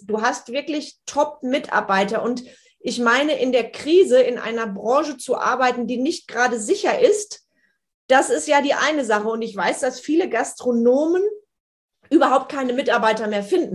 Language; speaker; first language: German; native; German